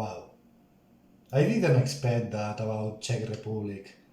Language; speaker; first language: English; non-native, learner; Spanish